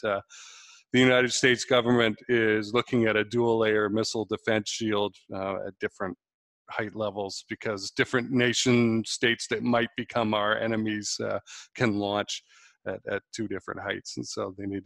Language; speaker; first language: English; native; English